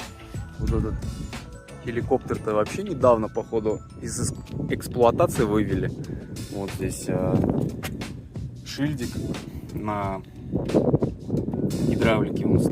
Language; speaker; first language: Russian; native; Russian